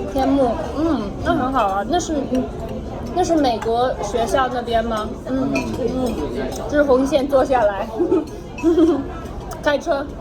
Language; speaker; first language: Chinese; early bilingual, heritage; English